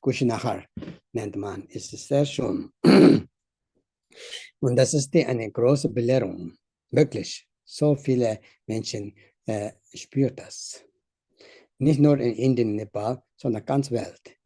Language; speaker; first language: German; non-native, learner; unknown